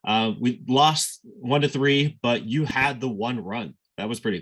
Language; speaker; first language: English; native; English